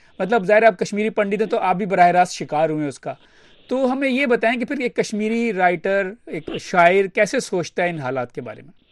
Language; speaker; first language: Urdu; native; Urdu